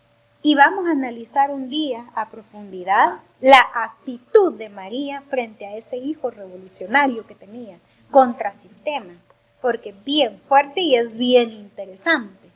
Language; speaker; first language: Spanish; native; Spanish